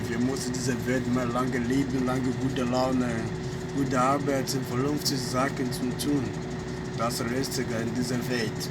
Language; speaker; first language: German; non-native, learner; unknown